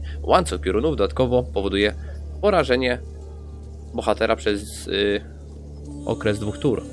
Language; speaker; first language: Polish; native; Polish